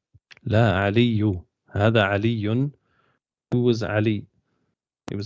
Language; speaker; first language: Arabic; non-native, fluent; English